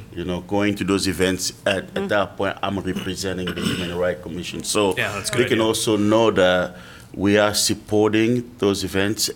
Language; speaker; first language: English; non-native, fluent; French